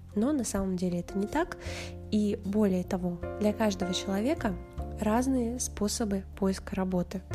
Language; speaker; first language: Russian; native; Russian